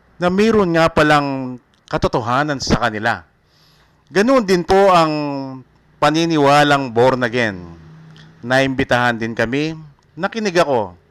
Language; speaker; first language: Filipino; non-native, local second language; Pampanga